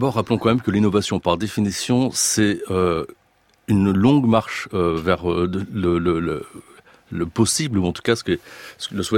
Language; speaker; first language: French; native; French